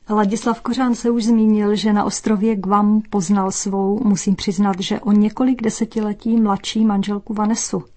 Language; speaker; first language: Czech; native; Czech